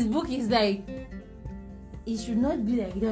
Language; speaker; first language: English; non-native, local second language; French